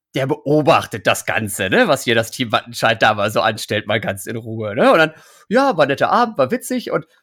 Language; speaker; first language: German; native; German